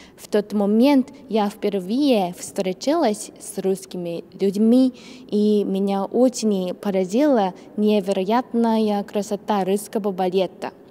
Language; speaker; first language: Russian; non-native, fluent; Japanese